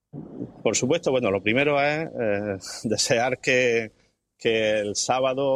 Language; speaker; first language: Spanish; native; Spanish